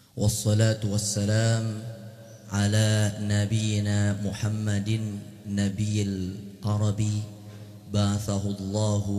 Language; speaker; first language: Arabic; non-native, fluent; Indonesian